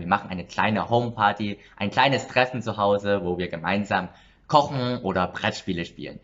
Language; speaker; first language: German; early bilingual, other home language; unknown